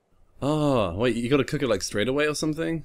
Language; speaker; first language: English; native; English